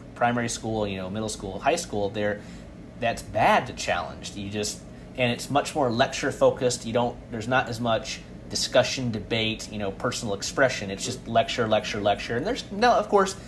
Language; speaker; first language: English; native; English